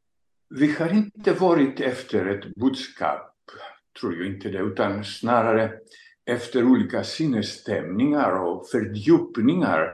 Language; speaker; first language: Swedish; non-native, fluent; Greek